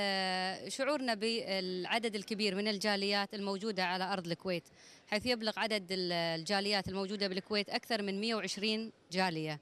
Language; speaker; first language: Arabic; native; Arabic